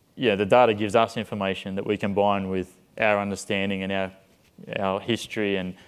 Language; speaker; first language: English; native; English